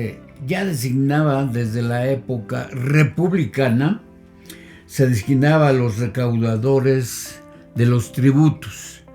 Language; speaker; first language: Spanish; native; Spanish